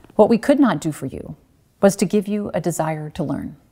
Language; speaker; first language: English; native; English